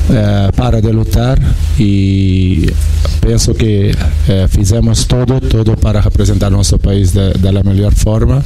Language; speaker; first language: Spanish; non-native, learner; Portuguese